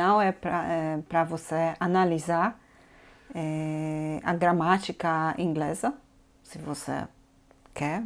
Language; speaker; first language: Portuguese; non-native, fluent; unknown